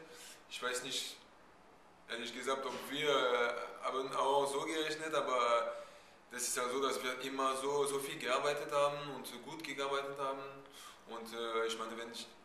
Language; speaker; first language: German; non-native, fluent; French